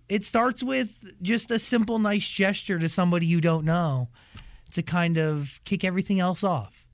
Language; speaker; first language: English; native; English